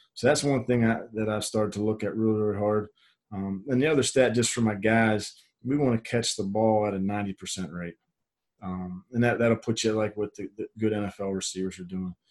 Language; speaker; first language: English; native; English